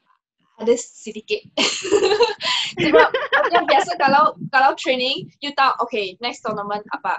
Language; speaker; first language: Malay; non-native, local second language; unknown